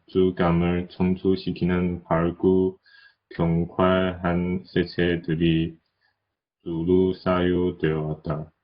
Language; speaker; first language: Korean; non-native, learner; Chinese